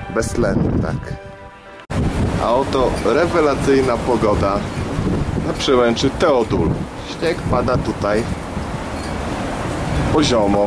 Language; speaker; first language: Polish; native; Polish